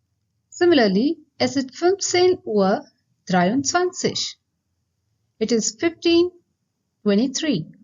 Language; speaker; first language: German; non-native, fluent; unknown